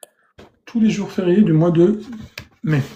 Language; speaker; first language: French; native; French